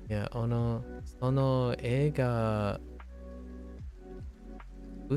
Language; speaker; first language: Japanese; non-native, learner; English